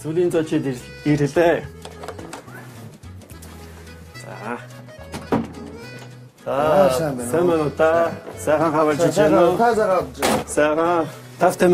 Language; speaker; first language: Mongolian; non-native, learner; French